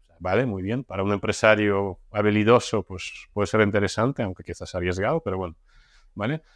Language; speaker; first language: Spanish; non-native, fluent; Russian